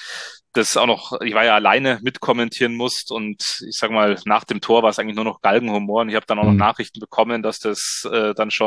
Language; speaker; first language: German; native; German